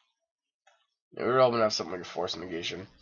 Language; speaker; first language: English; native; English